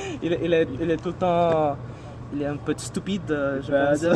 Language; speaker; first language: French; non-native, learner; English